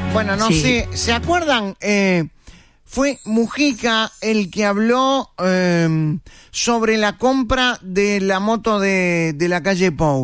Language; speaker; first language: Spanish; native; Spanish